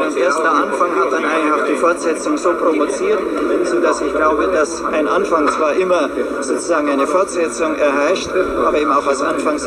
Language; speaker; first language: German; native; German